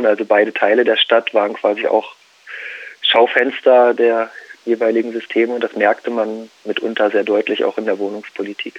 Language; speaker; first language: German; native; German